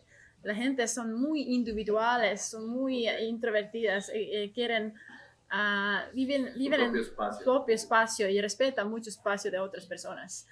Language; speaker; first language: Spanish; non-native, learner; Estonian